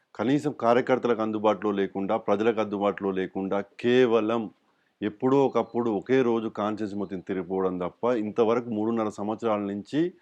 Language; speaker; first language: Telugu; native; Telugu